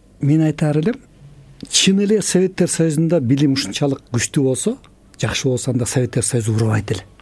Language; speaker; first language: Kyrgyz; native; Kyrgyz